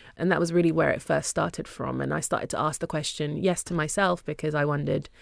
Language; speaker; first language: English; early bilingual, other home language; Yoruba